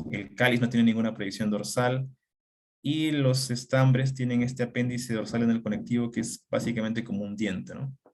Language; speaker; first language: Spanish; native; Spanish